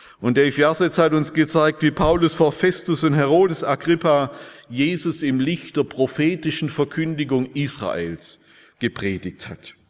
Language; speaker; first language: German; native; German